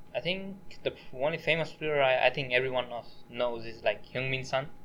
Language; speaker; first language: English; non-native, local second language; Nepali